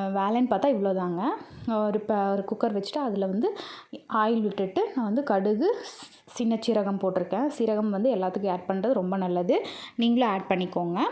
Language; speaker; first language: Tamil; native; Tamil